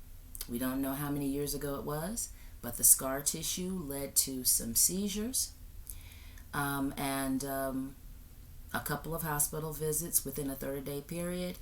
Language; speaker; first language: English; native; English